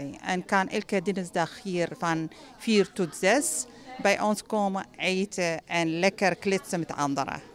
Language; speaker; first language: Dutch; non-native, learner; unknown